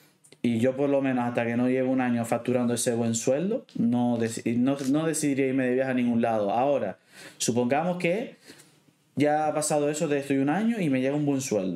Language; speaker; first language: Spanish; native; Spanish